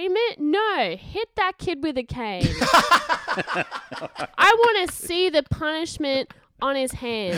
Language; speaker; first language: English; native; English